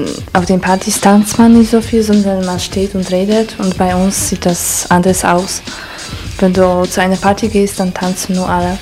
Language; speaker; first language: German; non-native, fluent; Polish